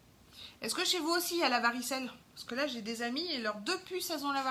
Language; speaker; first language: French; native; French